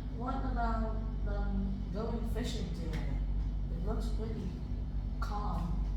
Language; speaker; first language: English; non-native, fluent; Vietnamese